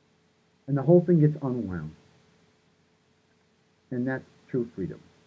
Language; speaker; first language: English; native; English